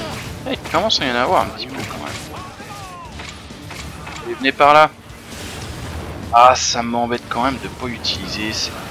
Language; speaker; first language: French; native; French